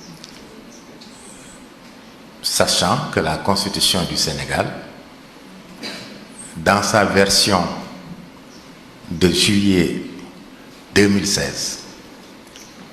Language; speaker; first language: French; non-native, local second language; Wolof